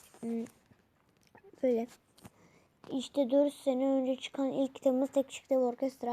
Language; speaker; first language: Turkish; native; Turkish